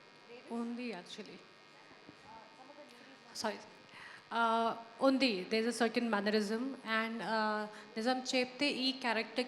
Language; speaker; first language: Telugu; non-native, local second language; Hindi